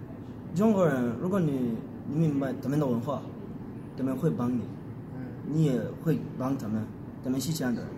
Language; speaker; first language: Chinese; non-native, learner; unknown